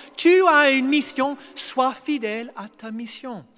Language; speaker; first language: French; non-native, fluent; English